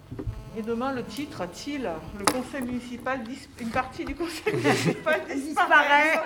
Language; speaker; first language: French; native; French